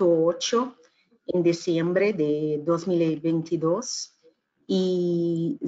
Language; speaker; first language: Spanish; non-native, fluent; Portuguese